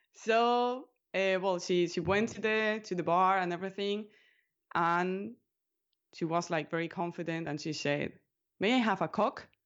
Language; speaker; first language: English; non-native, fluent; Spanish